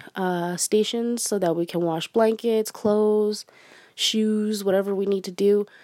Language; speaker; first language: English; native; English